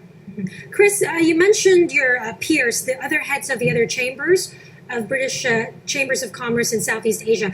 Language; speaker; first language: English; non-native, local second language; Filipino